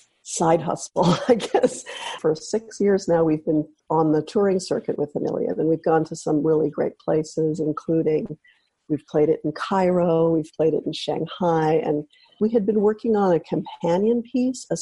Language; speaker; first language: English; native; English